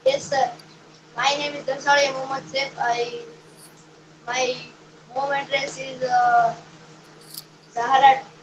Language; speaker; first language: English; non-native, learner; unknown